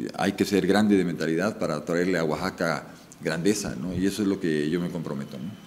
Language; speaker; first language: Spanish; native; Spanish